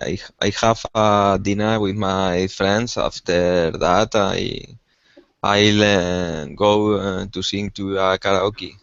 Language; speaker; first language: English; non-native, learner; Spanish